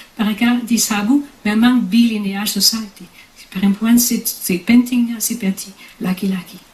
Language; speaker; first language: Indonesian; non-native, fluent; French